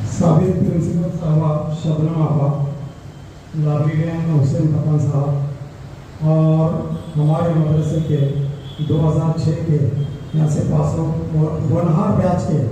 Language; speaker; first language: Urdu; native; Urdu